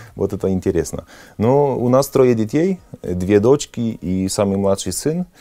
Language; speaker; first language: Russian; non-native, fluent; Polish